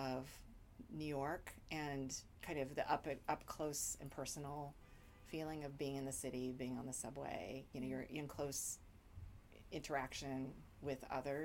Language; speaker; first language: English; native; English